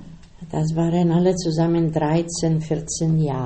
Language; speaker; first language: German; non-native, learner; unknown